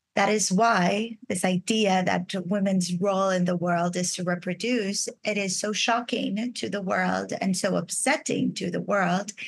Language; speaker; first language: English; non-native, fluent; Portuguese